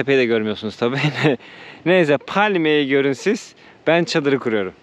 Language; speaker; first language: Turkish; native; Turkish